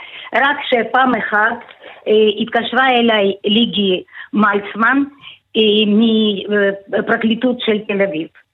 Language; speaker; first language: Hebrew; non-native, fluent; Russian